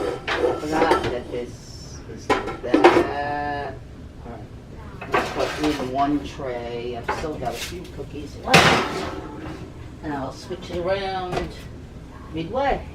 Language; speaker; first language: English; native; English